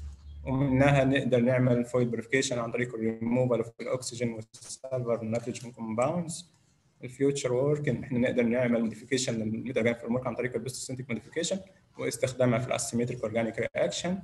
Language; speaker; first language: Arabic; native; Arabic